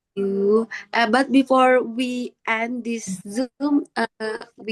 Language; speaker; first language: English; non-native, learner; Indonesian